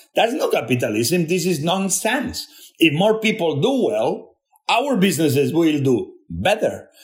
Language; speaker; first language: English; non-native, fluent; Spanish